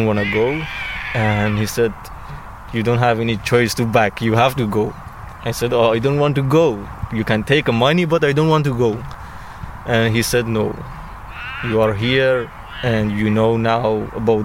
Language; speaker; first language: English; non-native, learner; Persian